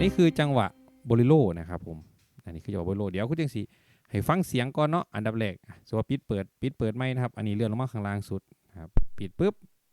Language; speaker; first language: Thai; non-native, local second language; Northeastern Thai